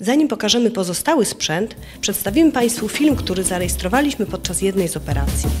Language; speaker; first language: Polish; native; Polish